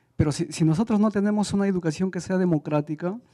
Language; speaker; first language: Spanish; native; Spanish